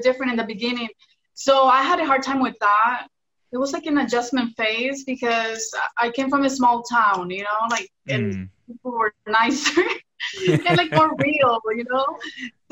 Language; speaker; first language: English; early bilingual, other home language; Spanish